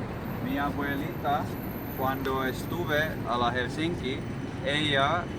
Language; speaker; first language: Spanish; non-native, learner; Finnish